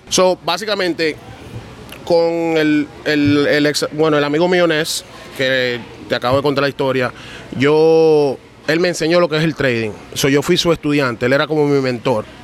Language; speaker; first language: Spanish; early bilingual, heritage; Spanish